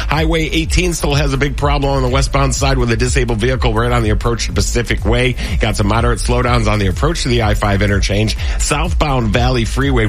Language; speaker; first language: English; native; English